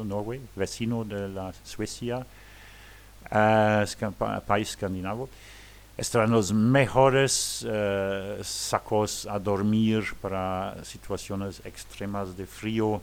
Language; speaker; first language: Spanish; non-native, learner; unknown